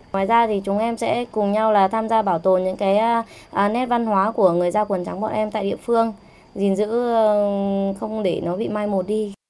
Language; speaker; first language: Vietnamese; non-native, local second language; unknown